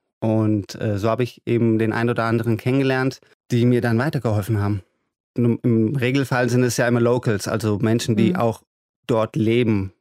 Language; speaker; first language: German; native; German